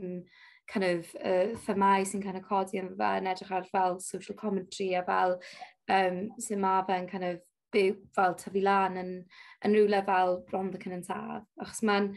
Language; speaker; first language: Welsh; non-native, local second language; English